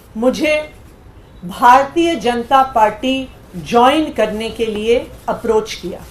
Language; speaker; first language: Hindi; native; Hindi